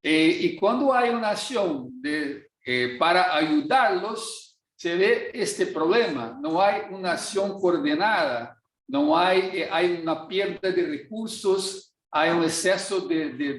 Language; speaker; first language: Portuguese; non-native, fluent; Spanish